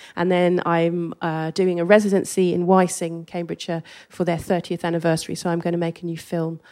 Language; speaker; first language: English; native; English